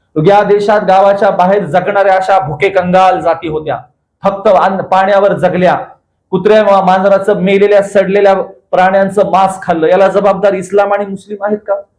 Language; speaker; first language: Marathi; native; Marathi